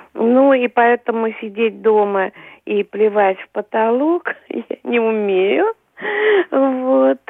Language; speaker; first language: Russian; native; Russian